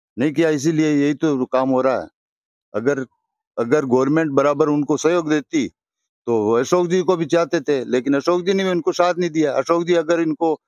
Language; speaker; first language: Hindi; native; Hindi